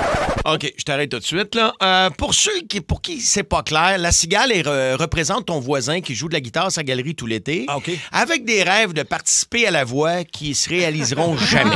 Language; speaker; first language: French; native; French